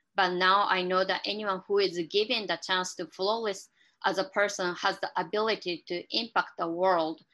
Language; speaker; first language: English; non-native, fluent; Japanese